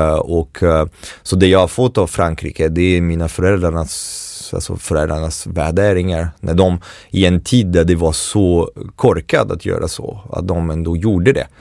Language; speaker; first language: Swedish; non-native, fluent; French